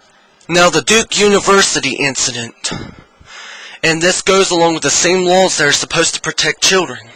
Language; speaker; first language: English; native; English